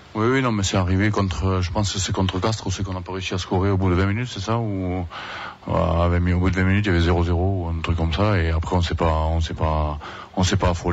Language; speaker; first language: French; native; French